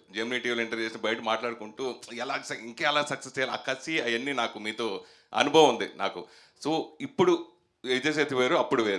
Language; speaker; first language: Telugu; native; Telugu